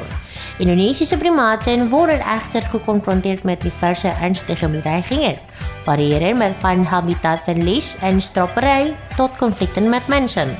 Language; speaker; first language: Dutch; non-native, fluent; Indonesian